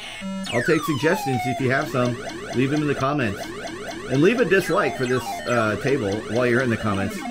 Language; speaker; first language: English; native; English